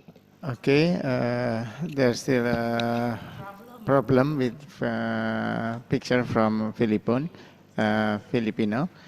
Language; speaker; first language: English; non-native, fluent; Indonesian